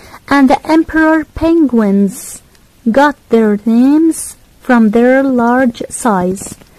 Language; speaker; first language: English; non-native, fluent; Arabic